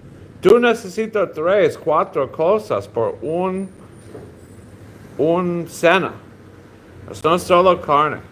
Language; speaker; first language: Spanish; non-native, learner; English